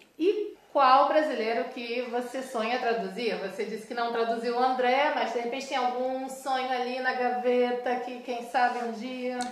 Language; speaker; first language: Portuguese; native; Portuguese